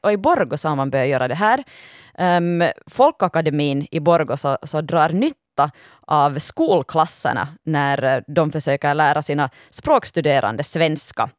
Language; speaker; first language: Swedish; native; Swedish